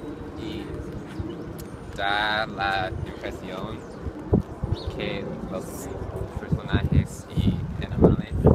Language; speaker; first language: Spanish; non-native, learner; English